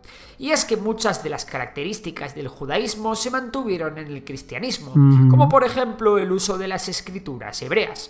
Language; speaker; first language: Spanish; native; Spanish